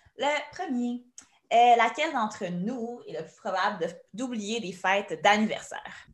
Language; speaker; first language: French; native; French